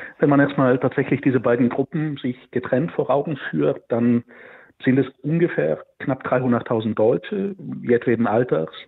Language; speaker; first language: German; non-native, fluent; Bulgarian